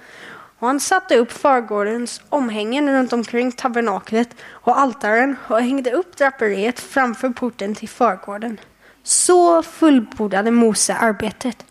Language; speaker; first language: Swedish; native; Swedish